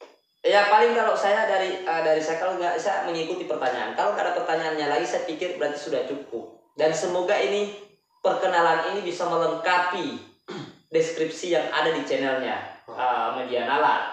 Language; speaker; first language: Indonesian; native; Indonesian